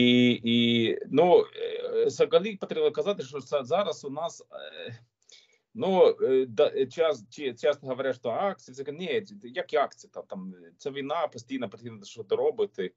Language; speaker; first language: Ukrainian; non-native, learner; Swedish